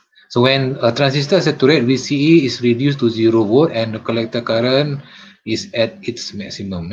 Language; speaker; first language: English; non-native, local second language; Malay